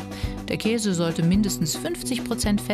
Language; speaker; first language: German; native; German